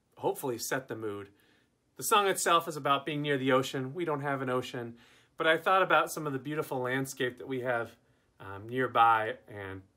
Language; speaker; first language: English; native; English